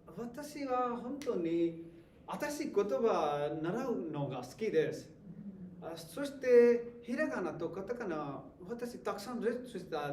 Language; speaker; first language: Japanese; non-native, learner; Hindi